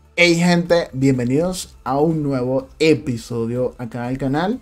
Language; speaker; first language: Spanish; native; Spanish